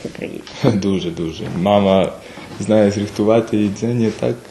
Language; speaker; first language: Ukrainian; early bilingual, heritage; Ukrainian